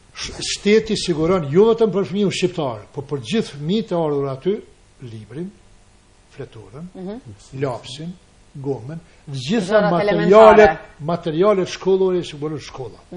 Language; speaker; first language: Albanian; native; Albanian